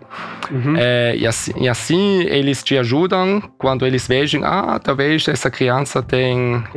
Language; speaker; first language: Portuguese; early bilingual, heritage; German